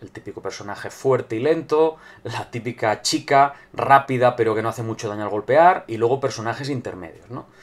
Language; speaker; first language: Spanish; native; Spanish